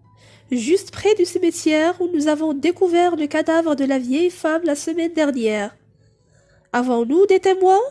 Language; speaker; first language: French; non-native, local second language; Arabic